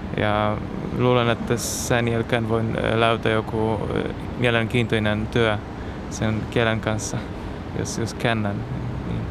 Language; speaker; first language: Finnish; non-native, learner; Polish